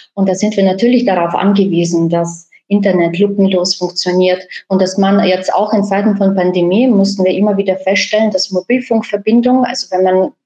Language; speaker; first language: German; early bilingual, other home language; Russian